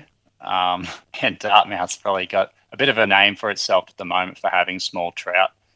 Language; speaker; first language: English; native; English